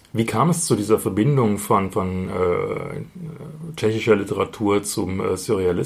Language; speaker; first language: German; native; German